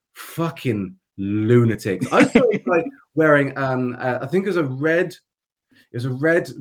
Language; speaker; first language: English; native; English